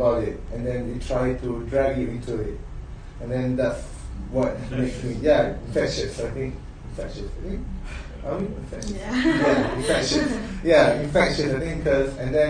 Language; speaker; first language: English; non-native, local second language; Malay